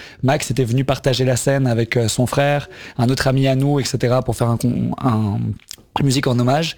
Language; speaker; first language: French; native; French